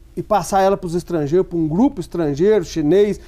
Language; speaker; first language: Portuguese; native; Portuguese